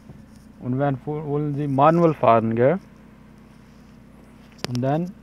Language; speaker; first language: German; non-native, learner; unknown